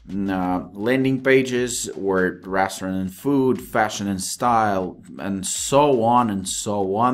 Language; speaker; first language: English; non-native, fluent; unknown